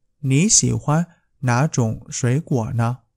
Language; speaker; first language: Chinese; non-native, fluent; Vietnamese